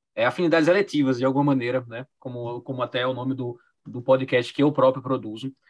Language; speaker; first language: Portuguese; native; Portuguese